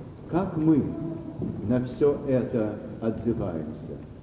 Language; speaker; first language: Russian; native; Russian